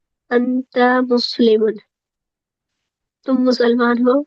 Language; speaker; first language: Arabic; non-native, learner; Urdu